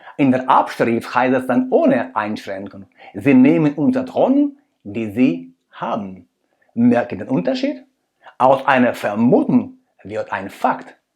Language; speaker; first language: German; non-native, fluent; Russian